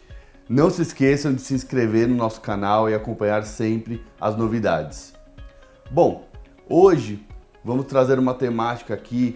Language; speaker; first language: Portuguese; native; Portuguese